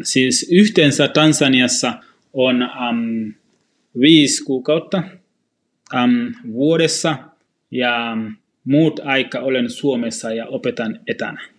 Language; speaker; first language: Finnish; non-native, fluent; Swahili